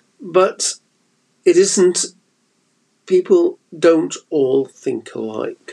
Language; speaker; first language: English; native; English